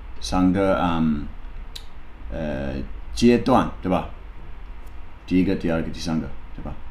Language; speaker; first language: Chinese; non-native, learner; English